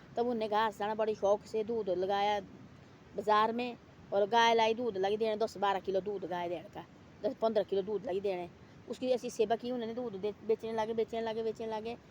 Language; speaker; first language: Hindi; non-native, local second language; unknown